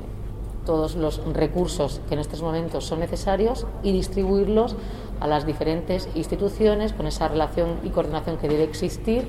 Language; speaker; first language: Spanish; native; Spanish